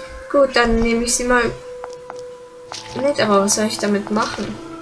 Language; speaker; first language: German; native; German